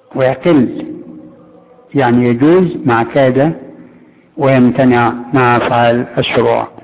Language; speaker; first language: Arabic; native; Arabic